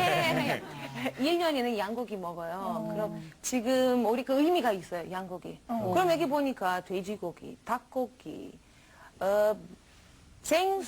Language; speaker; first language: Korean; non-native, learner; Romanian